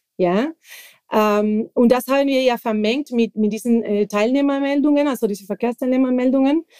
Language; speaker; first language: German; non-native, fluent; Spanish